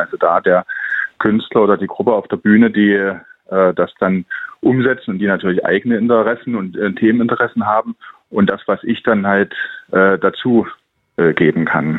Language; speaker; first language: German; native; German